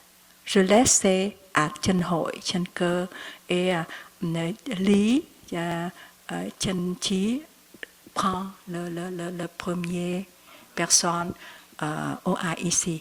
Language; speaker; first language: French; non-native, learner; Vietnamese